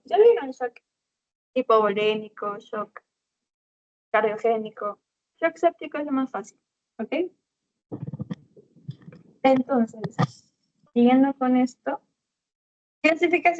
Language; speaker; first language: Spanish; native; Spanish